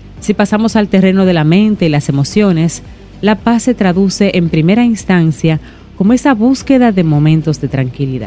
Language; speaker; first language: Spanish; native; Spanish